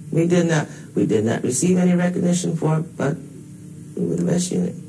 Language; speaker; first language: English; native; English